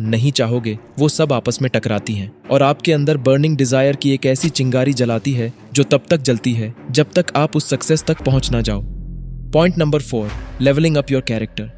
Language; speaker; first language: Hindi; native; Hindi